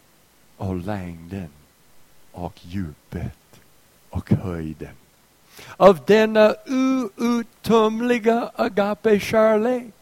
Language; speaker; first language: Swedish; non-native, fluent; English